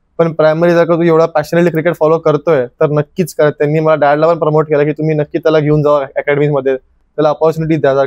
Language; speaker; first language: Marathi; native; Marathi